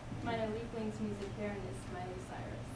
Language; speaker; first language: German; non-native, learner; English